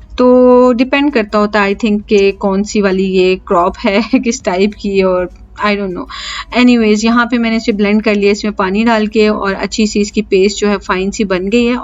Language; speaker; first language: Urdu; native; Urdu